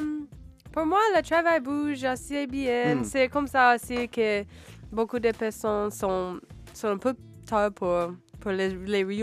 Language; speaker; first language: French; non-native, learner; English